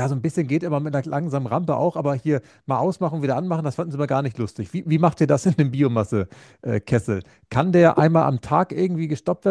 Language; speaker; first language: German; native; German